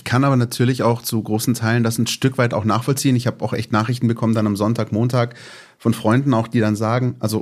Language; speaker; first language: German; native; German